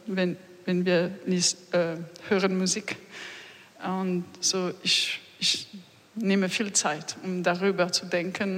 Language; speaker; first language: German; non-native, learner; French